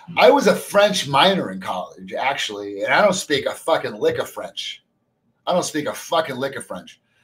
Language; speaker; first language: English; native; English